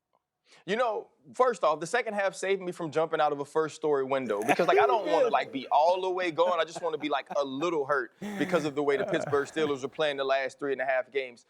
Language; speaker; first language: English; native; English